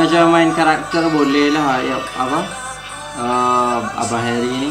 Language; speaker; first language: Indonesian; native; Indonesian